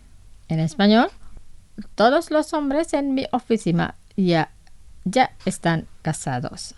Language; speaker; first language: Spanish; non-native, fluent; Indonesian